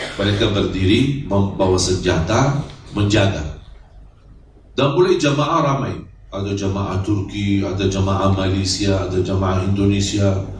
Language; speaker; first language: Indonesian; non-native, fluent; Arabic